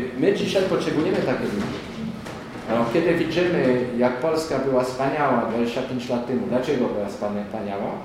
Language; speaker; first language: Polish; non-native, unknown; French